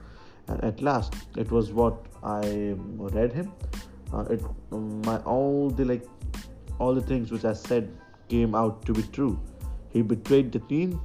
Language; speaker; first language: English; non-native, local second language; Hindi